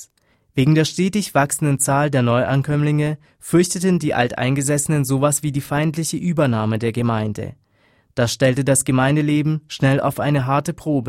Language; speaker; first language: German; native; German